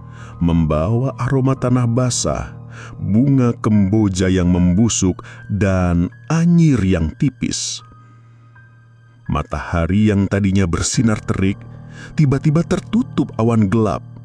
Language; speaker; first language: Indonesian; native; Indonesian